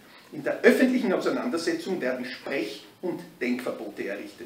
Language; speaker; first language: German; native; German